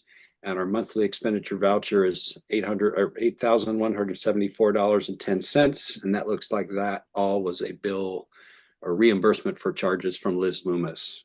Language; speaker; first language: English; native; English